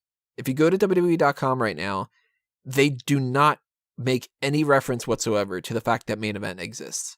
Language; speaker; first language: English; native; English